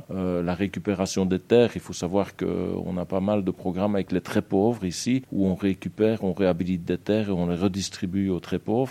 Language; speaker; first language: French; native; French